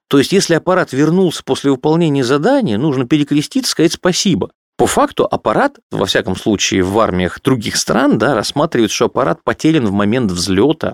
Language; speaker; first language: Russian; native; Russian